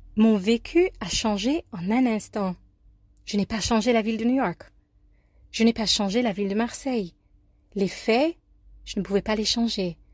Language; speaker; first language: French; non-native, fluent; English